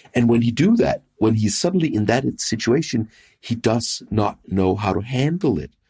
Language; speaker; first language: English; non-native, fluent; Danish